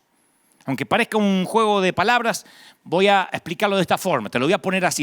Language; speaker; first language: Spanish; native; Spanish